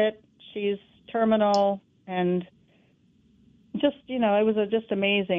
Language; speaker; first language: English; native; English